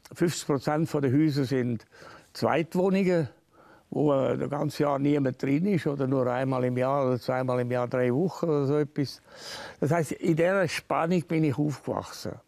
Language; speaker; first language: German; native; German